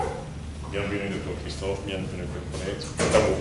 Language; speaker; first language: French; non-native, fluent; Arabic